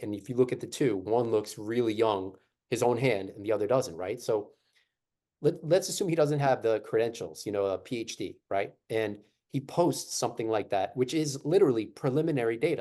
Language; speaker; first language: English; native; English